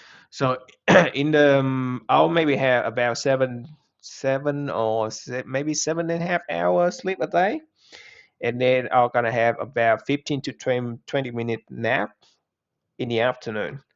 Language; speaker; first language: English; non-native, fluent; Vietnamese